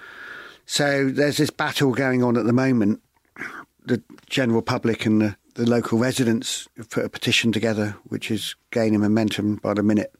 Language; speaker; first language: English; native; English